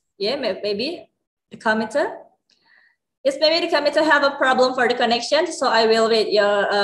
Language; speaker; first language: English; non-native, learner; Indonesian